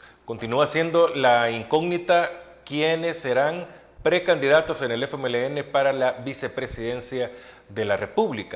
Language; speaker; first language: Spanish; native; Spanish